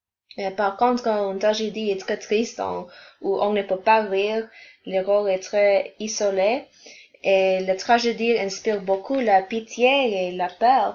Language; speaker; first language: French; non-native, learner; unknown